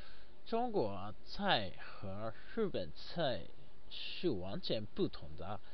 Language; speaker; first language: Chinese; non-native, learner; Japanese